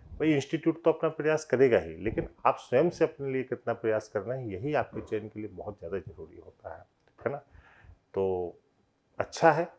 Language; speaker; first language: Hindi; native; Hindi